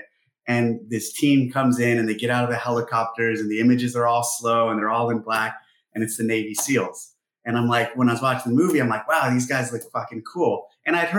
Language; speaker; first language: English; native; English